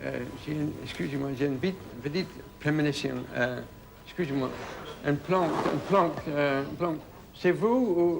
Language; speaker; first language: French; non-native, fluent; English